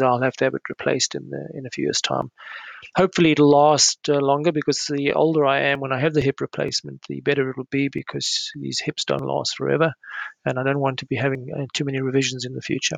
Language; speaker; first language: English; native; English